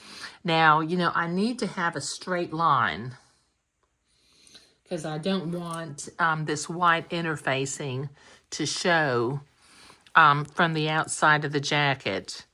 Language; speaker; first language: English; native; English